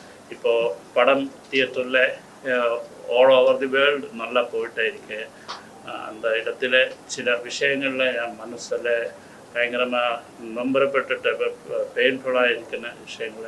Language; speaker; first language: Tamil; non-native, learner; Malayalam